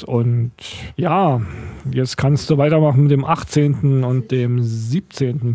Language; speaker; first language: German; native; German